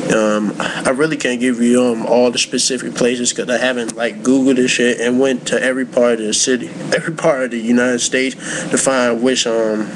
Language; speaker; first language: English; native; English